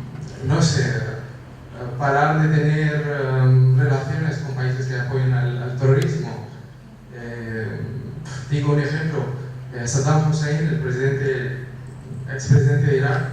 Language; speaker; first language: Spanish; non-native, fluent; Kurdish